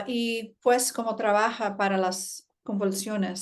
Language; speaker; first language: Spanish; early bilingual, heritage; Spanish